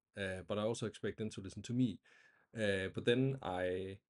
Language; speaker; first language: English; non-native, fluent; Danish